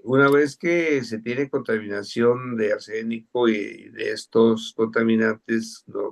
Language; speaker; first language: Spanish; native; Spanish